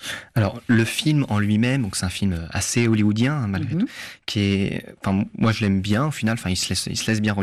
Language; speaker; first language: French; native; French